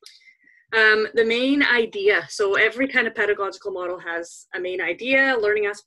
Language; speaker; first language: English; native; English